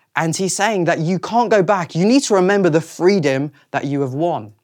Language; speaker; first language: English; native; English